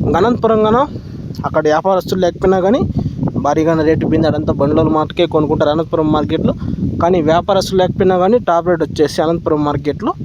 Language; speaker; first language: Telugu; native; Telugu